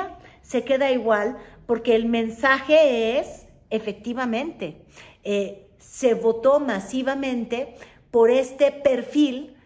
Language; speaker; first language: Spanish; native; Spanish